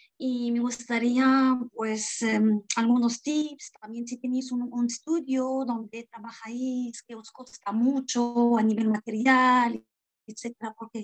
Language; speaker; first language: Spanish; non-native, fluent; French